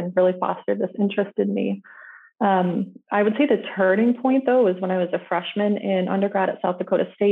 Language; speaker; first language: English; native; English